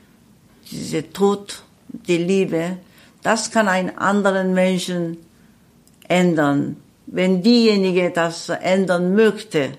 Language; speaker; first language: German; non-native, learner; Korean